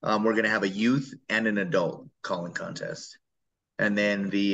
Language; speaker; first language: English; native; English